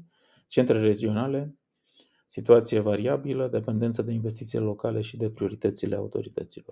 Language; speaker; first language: Romanian; native; Romanian